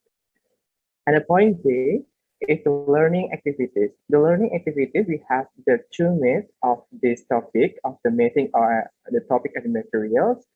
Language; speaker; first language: English; non-native, learner; Indonesian